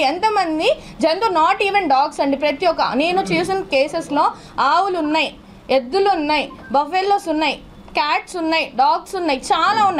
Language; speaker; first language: Telugu; native; Telugu